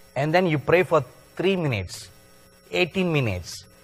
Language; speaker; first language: English; non-native, local second language; Tamil